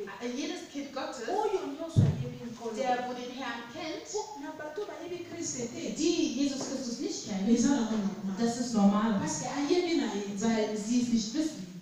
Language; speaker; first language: German; non-native, fluent; Lingala